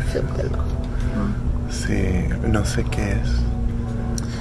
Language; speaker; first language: Spanish; non-native, learner; English